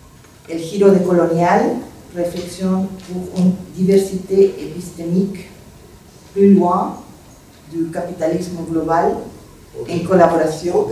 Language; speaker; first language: French; non-native, fluent; Spanish